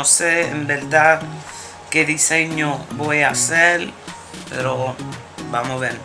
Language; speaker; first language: Spanish; early bilingual, heritage; Spanish